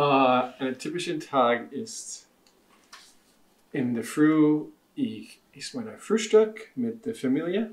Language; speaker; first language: German; non-native, learner; English